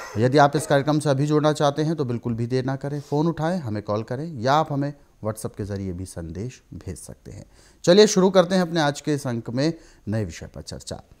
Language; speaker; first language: Hindi; native; Hindi